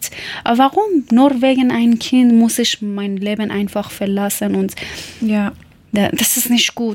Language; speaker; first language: German; non-native, learner; Persian